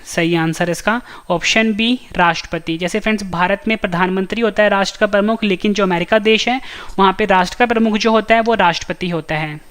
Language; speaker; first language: Hindi; native; Hindi